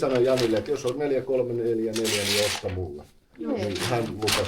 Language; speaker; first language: Finnish; native; Finnish